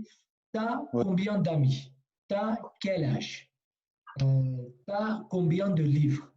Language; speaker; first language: French; non-native, fluent; Kurdish